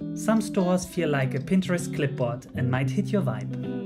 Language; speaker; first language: English; non-native, fluent; Dutch